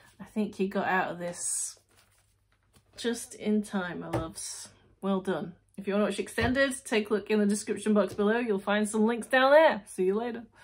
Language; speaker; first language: English; native; English